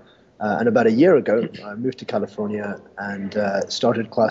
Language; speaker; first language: English; native; English